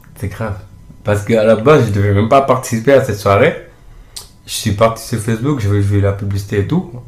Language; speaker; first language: French; non-native, local second language; Wolof